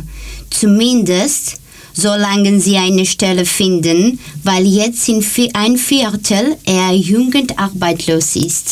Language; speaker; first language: German; non-native, learner; Greek